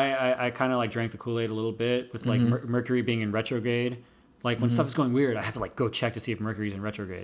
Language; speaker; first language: English; native; English